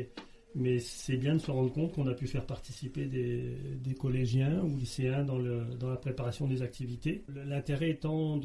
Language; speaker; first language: French; native; French